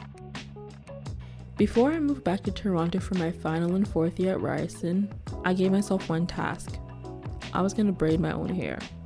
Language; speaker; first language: English; native; English